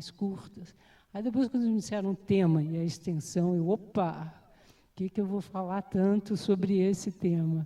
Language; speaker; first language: Portuguese; native; Portuguese